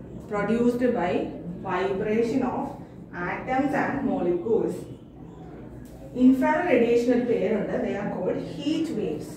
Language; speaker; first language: English; non-native, local second language; Malayalam